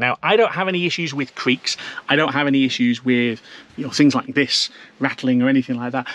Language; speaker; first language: English; native; English